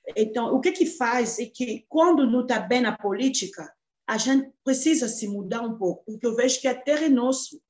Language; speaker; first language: Portuguese; non-native, fluent; Lingala